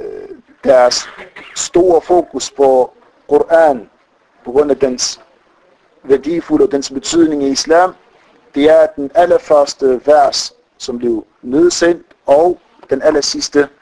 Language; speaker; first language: Danish; non-native, fluent; Arabic